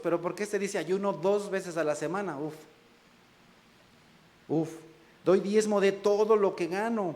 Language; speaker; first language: Spanish; native; Spanish